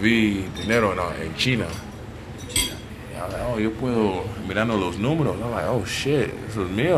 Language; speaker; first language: Spanish; non-native, learner; English